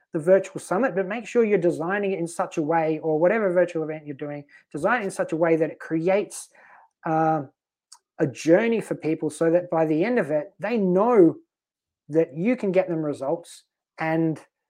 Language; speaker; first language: English; native; English